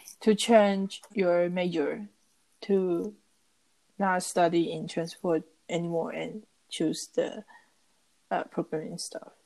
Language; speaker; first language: English; non-native, learner; Chinese